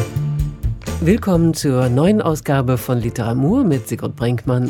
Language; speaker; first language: German; native; German